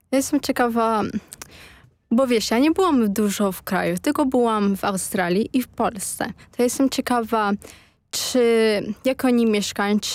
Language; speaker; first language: Polish; early bilingual, heritage; Polish